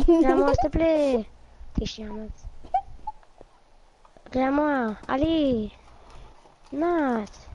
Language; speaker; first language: French; native; French